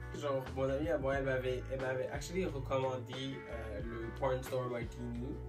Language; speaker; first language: French; native; French